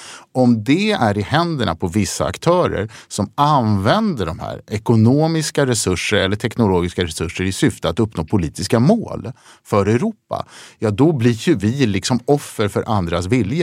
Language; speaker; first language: Swedish; native; Swedish